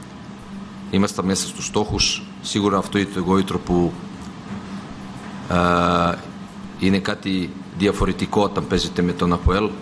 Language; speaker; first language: Greek; non-native, fluent; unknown